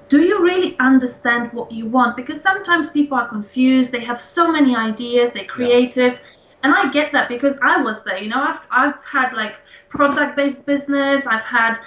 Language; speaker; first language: English; non-native, fluent; Polish